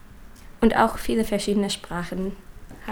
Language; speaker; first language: German; non-native, learner; English